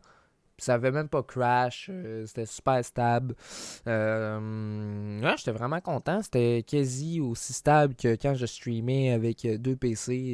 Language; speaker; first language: French; native; French